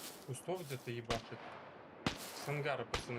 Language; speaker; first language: Russian; native; Russian